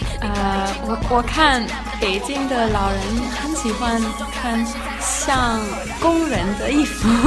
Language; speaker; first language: Chinese; non-native, learner; Danish